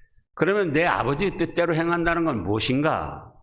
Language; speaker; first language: Korean; native; Korean